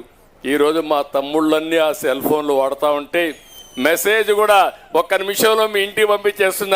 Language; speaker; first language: Telugu; native; Telugu